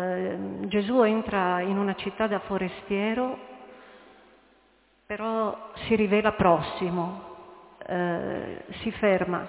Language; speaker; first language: Italian; native; Italian